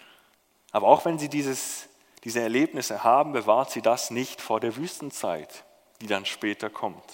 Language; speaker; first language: German; native; German